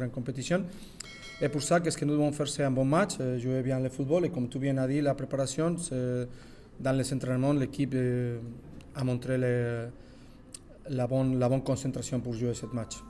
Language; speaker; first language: French; non-native, learner; Spanish